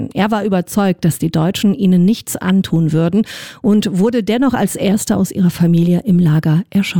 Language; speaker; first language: German; native; German